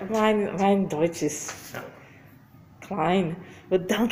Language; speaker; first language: German; non-native, learner; Portuguese